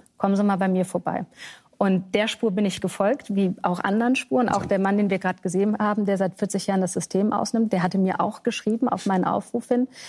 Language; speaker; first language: German; native; German